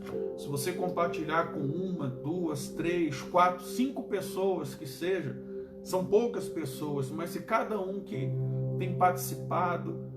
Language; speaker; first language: Portuguese; native; Portuguese